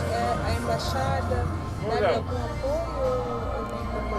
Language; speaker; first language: Portuguese; native; Portuguese